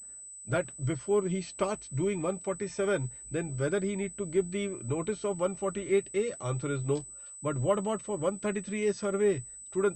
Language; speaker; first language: English; non-native, local second language; Hindi